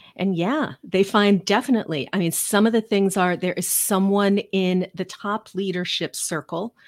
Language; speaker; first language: English; native; English